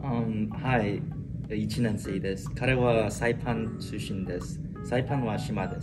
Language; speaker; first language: Japanese; non-native, learner; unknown